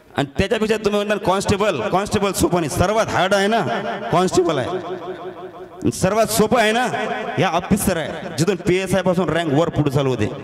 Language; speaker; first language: Marathi; non-native, local second language; Lambadi